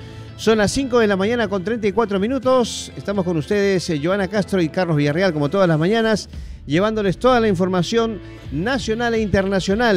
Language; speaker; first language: Spanish; native; Spanish